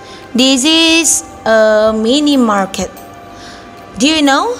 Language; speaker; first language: English; non-native, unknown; Indonesian